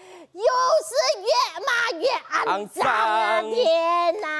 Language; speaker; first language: Chinese; native; Chinese